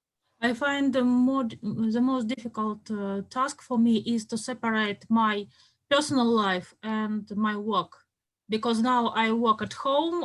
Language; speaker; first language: English; non-native, fluent; Russian